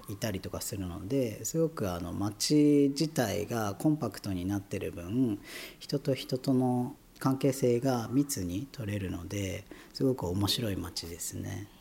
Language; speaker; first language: Japanese; native; Japanese